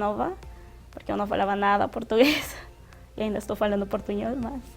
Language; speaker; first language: Portuguese; non-native, fluent; Spanish